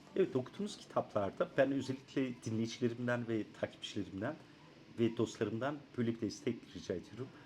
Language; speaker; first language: Turkish; non-native, local second language; Kurdish